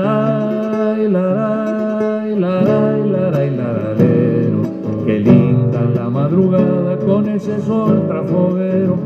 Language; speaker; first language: Spanish; native; Spanish